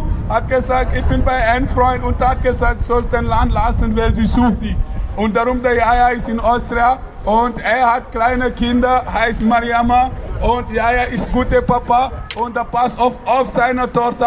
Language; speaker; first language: German; non-native, learner; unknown